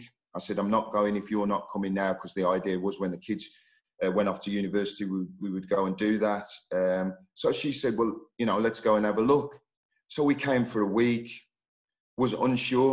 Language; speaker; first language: English; native; English